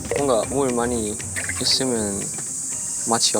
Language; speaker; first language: Korean; non-native, learner; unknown